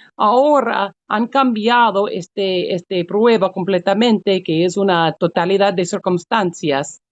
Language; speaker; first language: Spanish; non-native, fluent; English